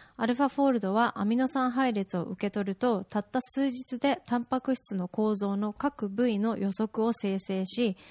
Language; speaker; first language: Japanese; native; Japanese